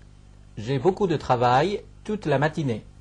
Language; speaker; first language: French; non-native, fluent; Chinese